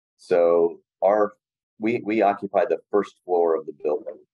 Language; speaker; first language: English; native; English